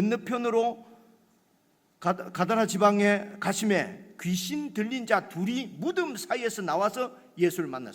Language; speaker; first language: Korean; native; Korean